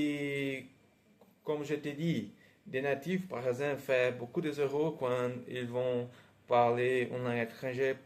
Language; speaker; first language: French; non-native, fluent; Portuguese